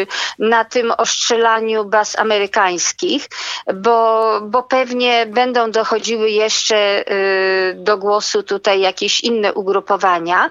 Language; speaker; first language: Polish; native; Polish